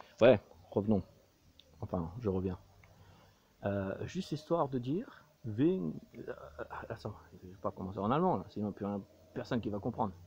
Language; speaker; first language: French; native; French